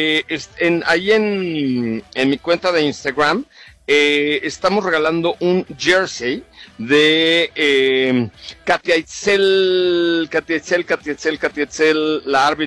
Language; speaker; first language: Spanish; native; Spanish